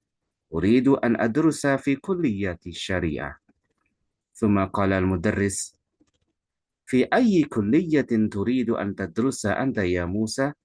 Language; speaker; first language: Arabic; non-native, fluent; Indonesian